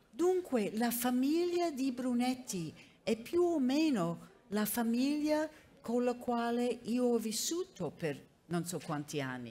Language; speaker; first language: Italian; non-native, fluent; English